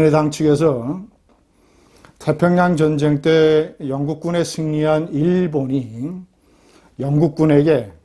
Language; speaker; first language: Korean; native; Korean